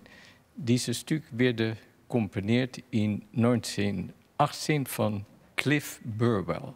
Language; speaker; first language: German; non-native, fluent; Dutch